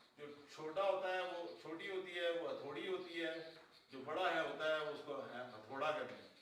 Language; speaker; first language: Urdu; non-native, local second language; Punjabi